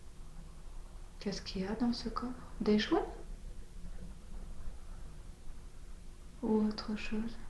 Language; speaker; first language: French; native; French